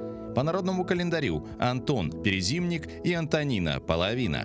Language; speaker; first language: Russian; native; Russian